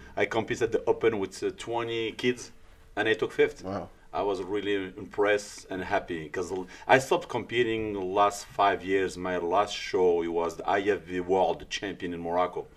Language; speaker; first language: English; early bilingual, other home language; Arabic